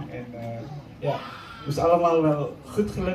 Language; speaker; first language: Dutch; non-native, fluent; Indonesian